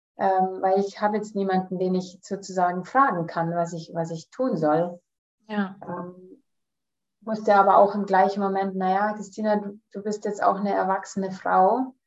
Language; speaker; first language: German; early bilingual, heritage; German